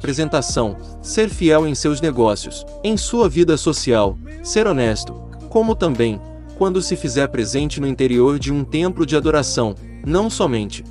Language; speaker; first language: Portuguese; native; Portuguese